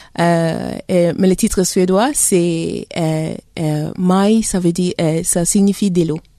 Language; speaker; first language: French; early bilingual, heritage; French